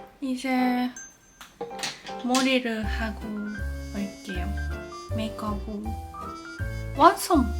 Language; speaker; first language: Korean; non-native, learner; Japanese